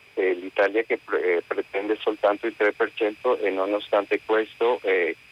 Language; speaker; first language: Italian; non-native, fluent; Spanish